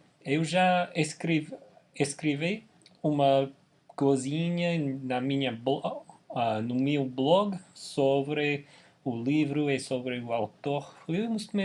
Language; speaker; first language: Portuguese; non-native, fluent; English